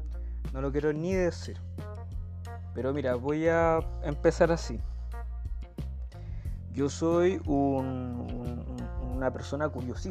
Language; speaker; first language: Spanish; native; Spanish